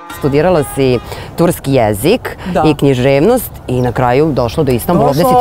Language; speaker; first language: Serbian; native; Serbian